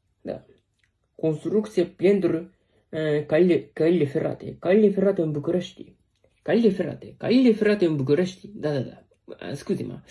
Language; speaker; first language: Romanian; non-native, learner; Japanese